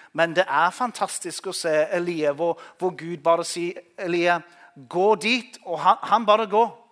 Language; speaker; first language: Norwegian; non-native, fluent; English